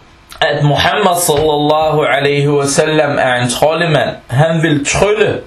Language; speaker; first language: Danish; early bilingual, other home language; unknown